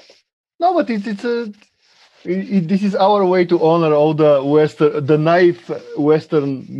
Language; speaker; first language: English; non-native, fluent; Bulgarian